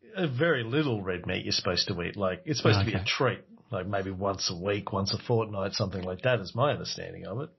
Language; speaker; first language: English; native; English